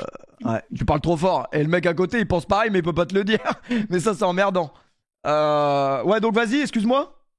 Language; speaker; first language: French; native; French